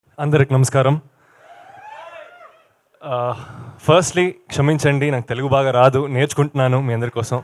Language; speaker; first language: Telugu; non-native, learner; Kannada